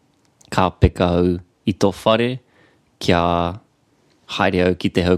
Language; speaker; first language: Māori; non-native, local second language; English